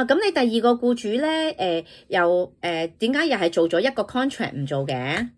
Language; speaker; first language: Cantonese; native; Cantonese